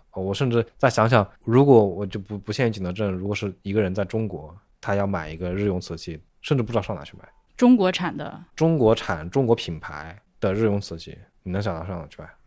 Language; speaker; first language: Chinese; native; Chinese